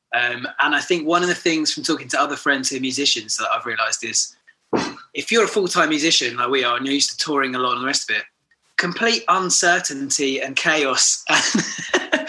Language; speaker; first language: English; native; English